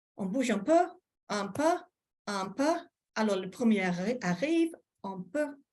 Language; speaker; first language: French; non-native, fluent; English